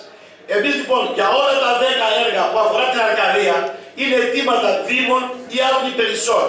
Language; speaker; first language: Greek; native; Greek